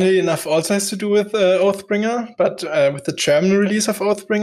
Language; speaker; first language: English; non-native, fluent; German